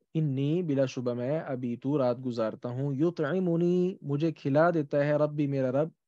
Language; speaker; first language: Urdu; native; Urdu